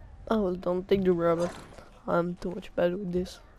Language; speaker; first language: English; non-native, learner; French